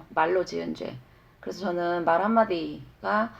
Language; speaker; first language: Korean; native; Korean